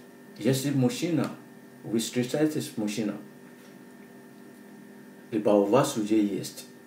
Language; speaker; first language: Russian; non-native, learner; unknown